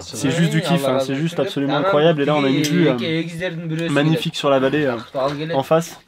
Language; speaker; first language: French; native; French